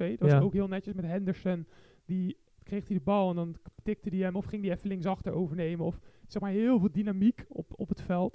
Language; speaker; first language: Dutch; native; Dutch